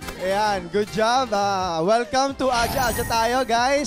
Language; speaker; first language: English; non-native, local second language; Filipino